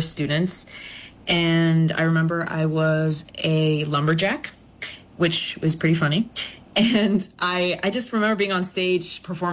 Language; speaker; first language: English; non-native, local second language; Spanish